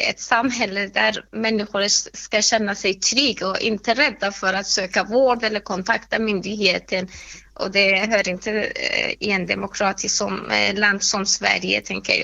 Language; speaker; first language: Swedish; non-native, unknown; Persian